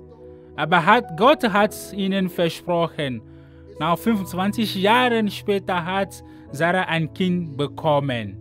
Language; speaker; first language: German; non-native, fluent; Ewe